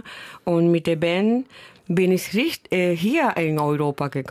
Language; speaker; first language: German; non-native, fluent; Spanish